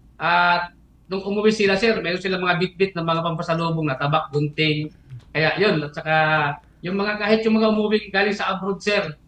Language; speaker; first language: Filipino; non-native, local second language; Bikol